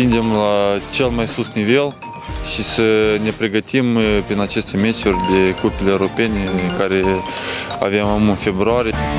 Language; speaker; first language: Romanian; non-native, local second language; Russian